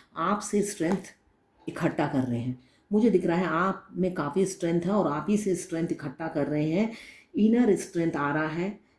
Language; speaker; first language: Hindi; non-native, local second language; Bangla